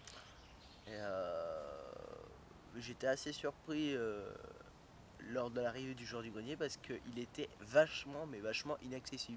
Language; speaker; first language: French; native; French